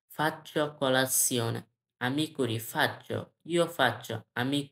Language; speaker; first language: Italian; non-native, learner; Bangla